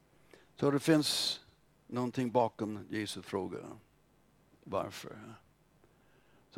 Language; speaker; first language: Swedish; non-native, fluent; English